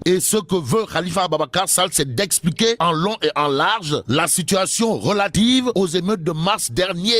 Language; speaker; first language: French; non-native, local second language; Wolof